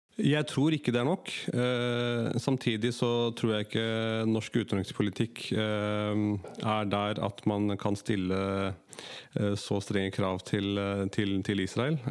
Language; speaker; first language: Norwegian; early bilingual, other home language; Urdu